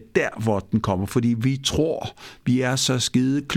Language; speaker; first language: Danish; early bilingual, other home language; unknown